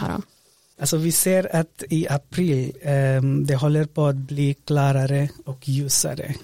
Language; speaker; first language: Swedish; non-native, fluent; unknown